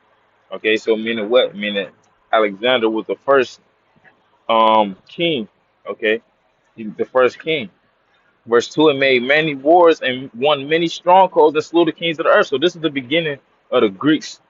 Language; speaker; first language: English; native; English